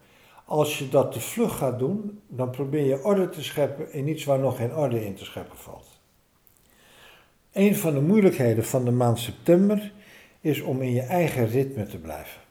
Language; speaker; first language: Dutch; native; Dutch